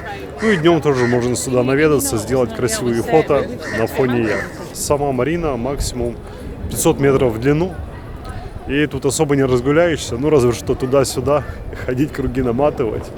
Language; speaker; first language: Russian; native; Russian